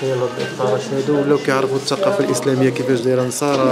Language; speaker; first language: Arabic; native; Arabic